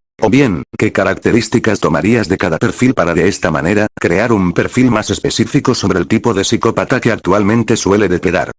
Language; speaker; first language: Spanish; native; Spanish